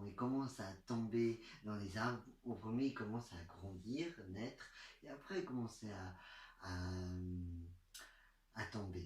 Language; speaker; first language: French; non-native, learner; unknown